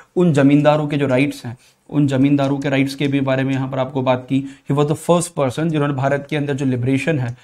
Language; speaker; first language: Hindi; native; Hindi